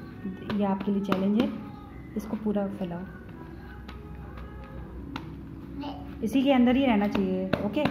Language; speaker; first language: Hindi; native; Hindi